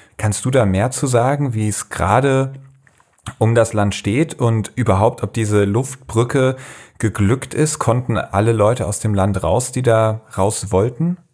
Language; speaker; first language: German; native; German